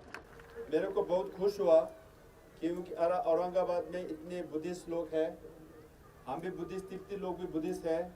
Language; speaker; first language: Hindi; non-native, fluent; Tibetan